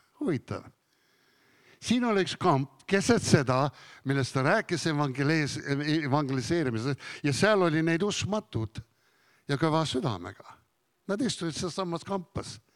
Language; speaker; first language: Estonian; non-native, fluent; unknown